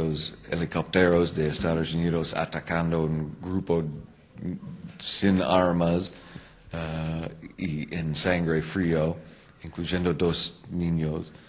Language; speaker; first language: Spanish; non-native, fluent; English